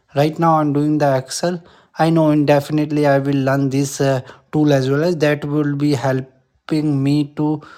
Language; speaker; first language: English; non-native, local second language; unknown